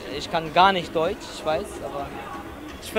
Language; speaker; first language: German; non-native, learner; Turkish